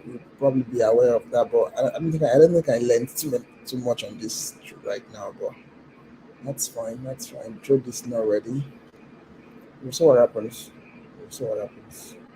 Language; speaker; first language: English; non-native, local second language; Yoruba